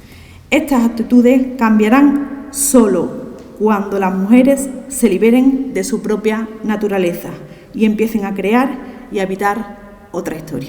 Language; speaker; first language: Spanish; native; Spanish